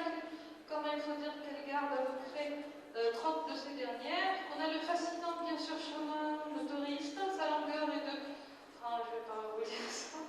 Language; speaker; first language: French; non-native, local second language; Arabic